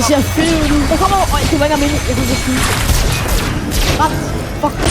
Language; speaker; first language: Danish; native; Danish